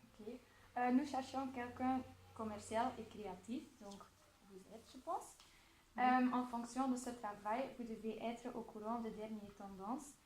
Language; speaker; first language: French; non-native, local second language; Dutch